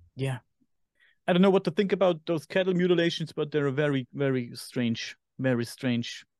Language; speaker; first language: English; non-native, fluent; German